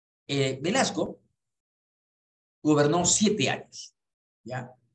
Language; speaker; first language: Spanish; native; Spanish